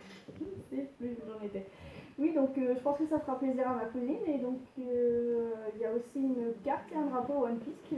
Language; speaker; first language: French; native; French